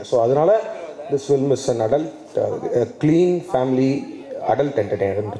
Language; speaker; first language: Tamil; native; Tamil